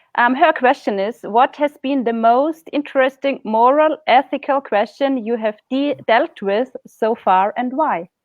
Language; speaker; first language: English; non-native, fluent; German